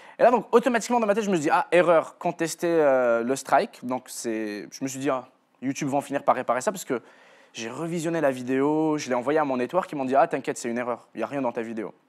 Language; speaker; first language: French; non-native, local second language; Arabic